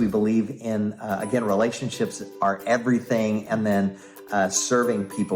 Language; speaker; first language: English; native; English